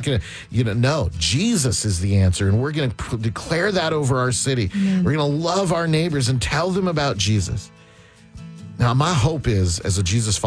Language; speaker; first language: English; native; English